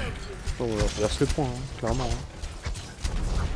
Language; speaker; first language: French; native; French